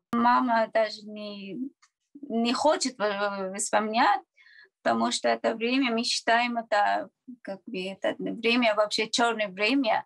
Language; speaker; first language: Russian; non-native, learner; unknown